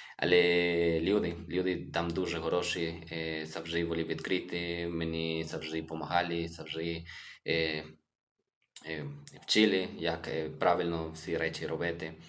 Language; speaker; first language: Ukrainian; non-native, learner; Spanish